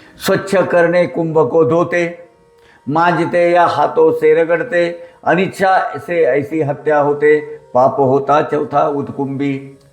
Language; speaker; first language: Hindi; non-native, local second language; Marathi